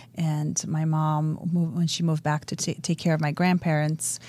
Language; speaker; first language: English; early bilingual, other home language; Romanian